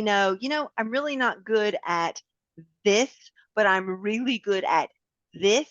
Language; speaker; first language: English; native; English